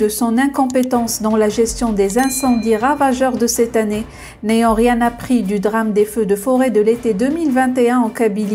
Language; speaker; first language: French; non-native, local second language; Arabic